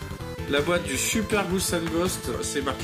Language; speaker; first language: French; native; French